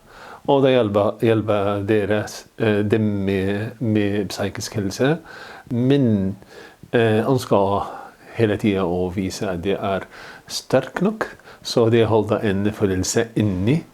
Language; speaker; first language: Norwegian; non-native, learner; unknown